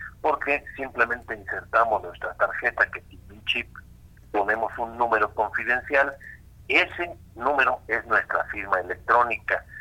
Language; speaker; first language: Spanish; native; Spanish